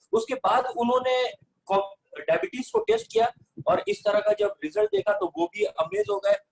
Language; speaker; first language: Hindi; native; Hindi